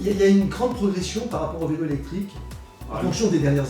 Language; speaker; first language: French; native; French